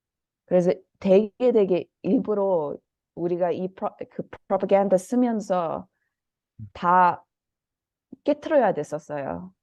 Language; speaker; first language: Korean; early bilingual, heritage; Korean